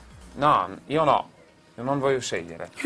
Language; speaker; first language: Italian; non-native, fluent; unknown